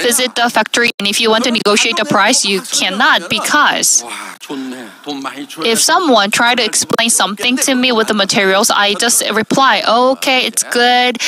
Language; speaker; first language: English; non-native, fluent; Korean